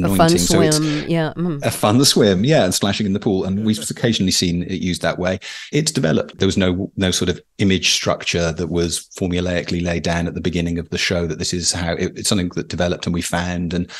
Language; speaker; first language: English; native; English